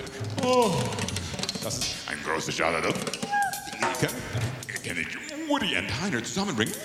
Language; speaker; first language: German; non-native, learner; English